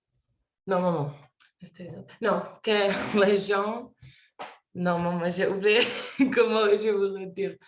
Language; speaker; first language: French; non-native, learner; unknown